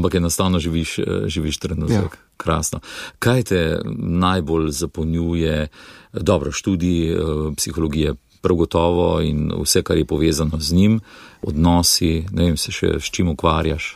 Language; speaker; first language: Slovenian; native; Slovenian